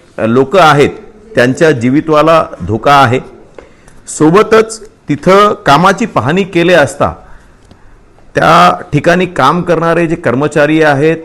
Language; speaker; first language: Marathi; native; Marathi